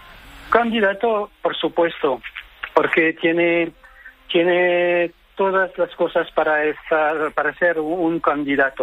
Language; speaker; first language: Spanish; non-native, fluent; French